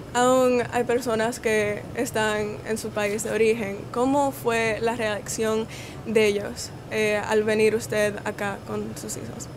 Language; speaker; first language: Spanish; native; Spanish